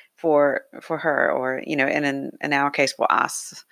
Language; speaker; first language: English; native; English